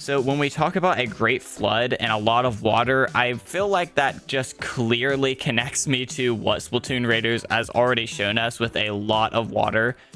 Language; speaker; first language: English; native; English